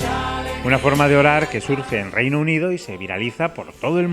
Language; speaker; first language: Spanish; native; Spanish